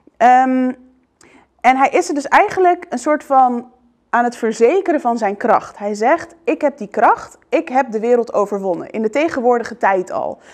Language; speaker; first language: Dutch; early bilingual, other home language; Arabic